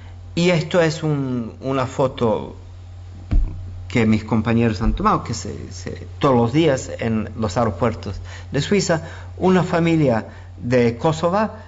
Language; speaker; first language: Spanish; non-native, fluent; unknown